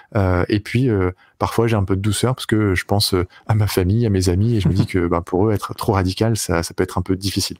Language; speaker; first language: French; native; French